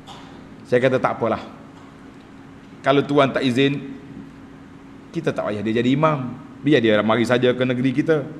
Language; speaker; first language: Malay; native; Malay